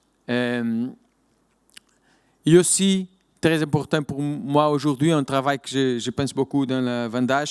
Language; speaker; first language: French; non-native, fluent; Portuguese